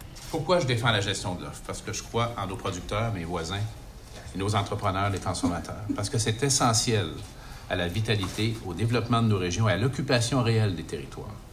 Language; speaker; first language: French; native; French